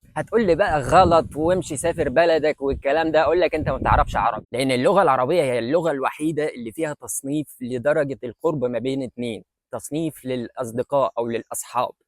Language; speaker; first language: Egyptian Arabic; non-native, fluent; Russian